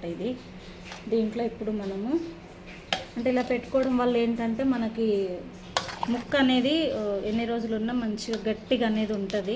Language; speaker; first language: Telugu; native; Telugu